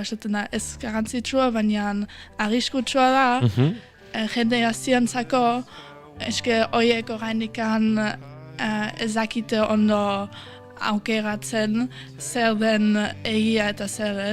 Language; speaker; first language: Basque; non-native, fluent; German